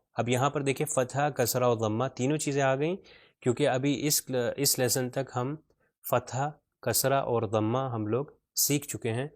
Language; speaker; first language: Urdu; non-native, local second language; Punjabi